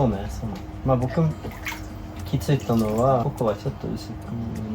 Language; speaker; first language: Japanese; non-native, fluent; Swedish